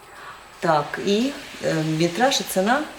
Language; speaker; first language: Russian; native; Russian